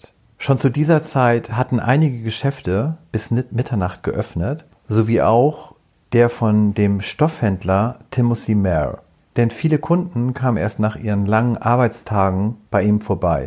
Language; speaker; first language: German; native; German